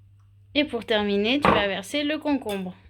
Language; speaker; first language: French; native; French